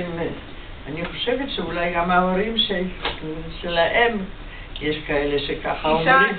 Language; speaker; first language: Hebrew; non-native, fluent; Yiddish